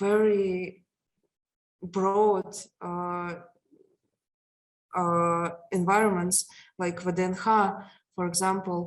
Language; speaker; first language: English; non-native, fluent; Russian